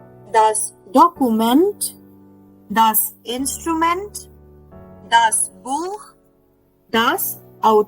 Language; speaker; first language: German; non-native, fluent; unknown